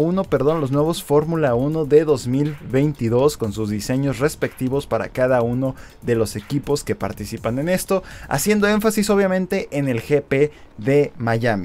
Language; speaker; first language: Spanish; native; Spanish